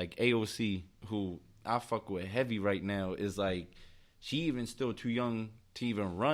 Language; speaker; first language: English; native; English